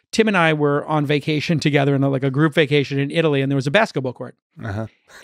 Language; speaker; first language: English; native; English